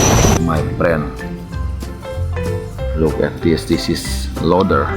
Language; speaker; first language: English; non-native, learner; Indonesian